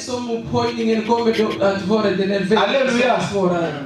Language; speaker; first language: Swedish; non-native, learner; Swahili